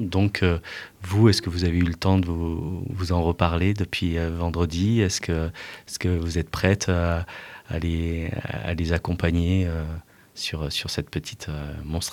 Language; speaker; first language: French; native; French